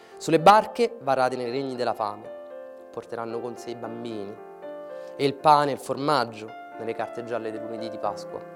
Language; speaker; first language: Italian; early bilingual, other home language; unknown